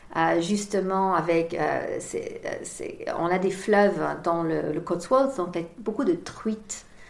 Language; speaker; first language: French; non-native, fluent; English